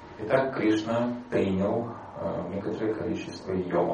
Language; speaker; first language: Russian; native; Russian